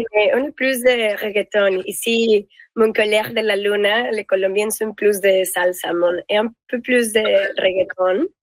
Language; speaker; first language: French; non-native, learner; Spanish